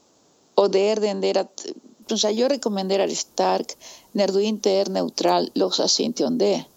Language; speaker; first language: Swedish; non-native, fluent; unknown